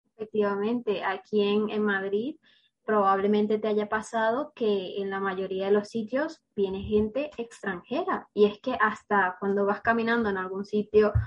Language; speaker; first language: Spanish; native; Spanish